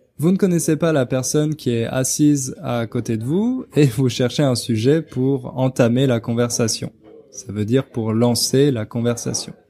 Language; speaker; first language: French; native; French